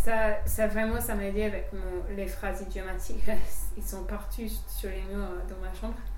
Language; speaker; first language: French; non-native, fluent; English